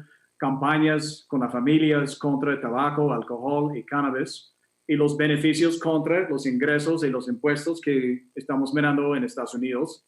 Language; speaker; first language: Spanish; non-native, fluent; English